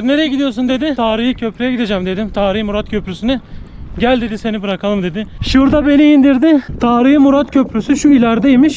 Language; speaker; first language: Turkish; native; Turkish